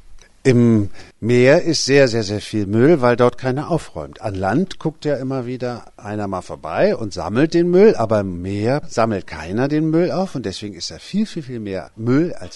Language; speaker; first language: German; native; German